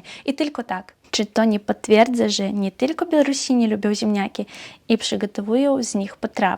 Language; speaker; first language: Polish; non-native, fluent; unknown